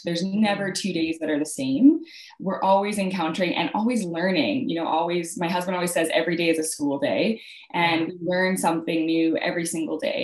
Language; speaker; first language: English; native; English